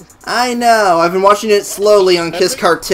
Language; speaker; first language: English; native; English